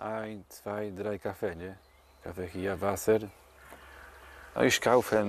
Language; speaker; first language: German; non-native, learner; Polish